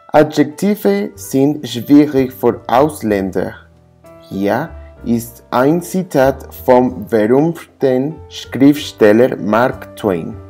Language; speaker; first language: German; non-native, learner; English